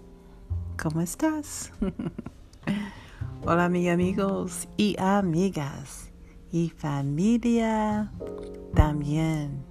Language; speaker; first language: Spanish; non-native, learner; English